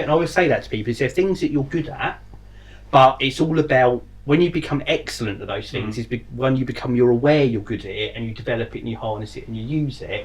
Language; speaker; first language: English; native; English